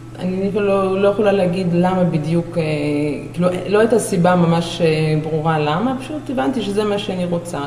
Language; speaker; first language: Hebrew; non-native, fluent; Russian